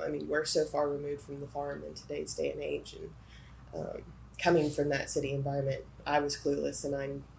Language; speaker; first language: English; native; English